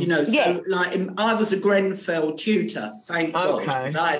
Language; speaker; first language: English; non-native, local second language; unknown